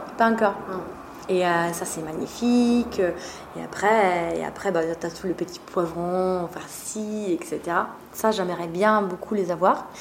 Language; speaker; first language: French; non-native, fluent; Italian